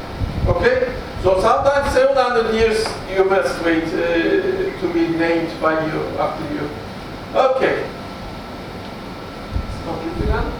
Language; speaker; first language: English; non-native, fluent; Turkish